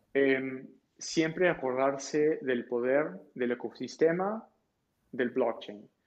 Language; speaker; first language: Spanish; early bilingual, heritage; Spanish